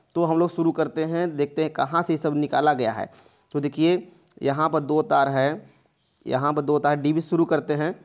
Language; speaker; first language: Hindi; native; Hindi